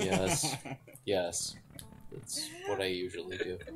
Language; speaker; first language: English; native; English